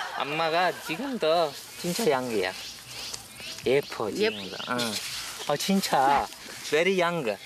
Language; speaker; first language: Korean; non-native, learner; Divehi